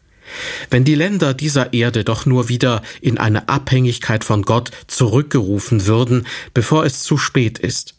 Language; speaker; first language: German; native; German